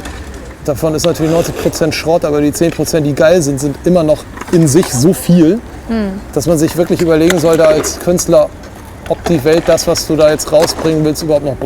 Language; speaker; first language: German; native; German